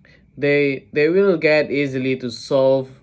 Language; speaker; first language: English; non-native, learner; Indonesian